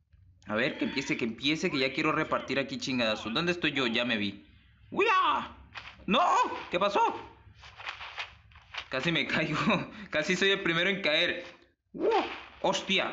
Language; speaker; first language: Spanish; native; Spanish